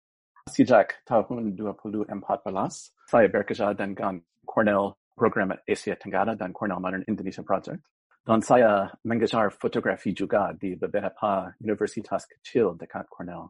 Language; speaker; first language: Indonesian; non-native, fluent; English